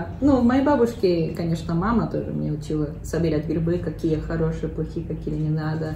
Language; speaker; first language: Russian; early bilingual, heritage; Russian